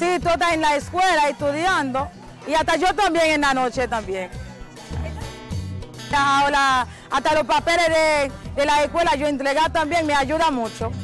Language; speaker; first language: Spanish; non-native, learner; Haitian Creole